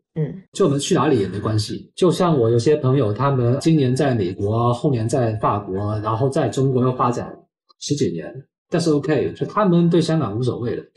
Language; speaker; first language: Chinese; non-native, local second language; Cantonese